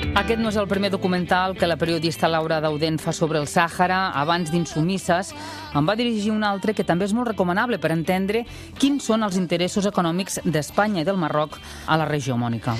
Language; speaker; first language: Catalan; native; Catalan